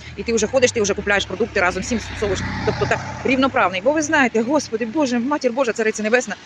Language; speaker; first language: Ukrainian; native; Ukrainian